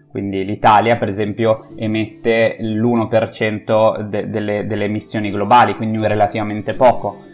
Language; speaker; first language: Italian; native; Italian